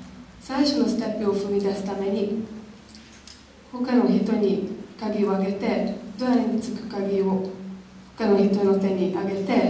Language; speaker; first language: Japanese; non-native, learner; Hungarian